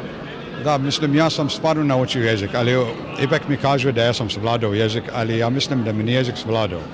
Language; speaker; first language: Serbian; non-native, learner; Arabic